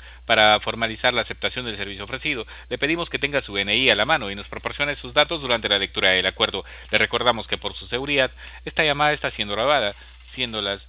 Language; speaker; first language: Spanish; native; Spanish